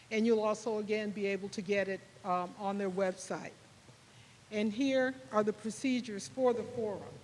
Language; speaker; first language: English; native; English